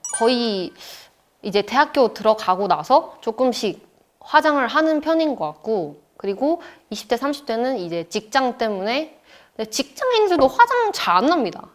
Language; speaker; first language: Korean; non-native, fluent; Chinese